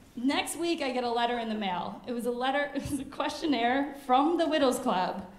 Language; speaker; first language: English; native; English